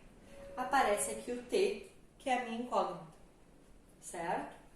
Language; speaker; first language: Portuguese; native; Portuguese